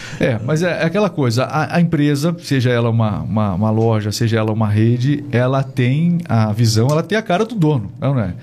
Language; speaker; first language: Portuguese; native; Portuguese